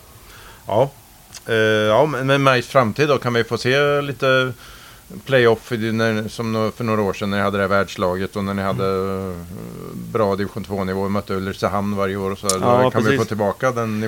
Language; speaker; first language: Swedish; native; Swedish